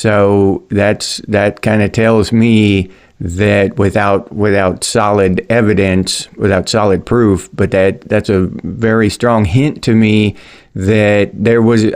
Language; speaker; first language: English; native; English